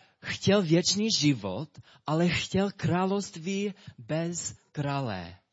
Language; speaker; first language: Czech; non-native, fluent; English